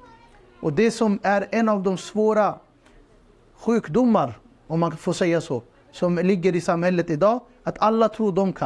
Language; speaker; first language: Swedish; non-native, fluent; Urdu